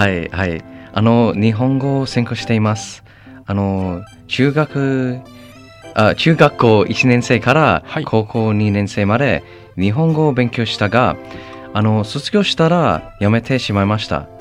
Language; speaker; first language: Japanese; non-native, learner; English